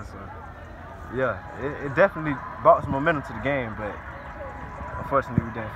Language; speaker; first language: English; native; English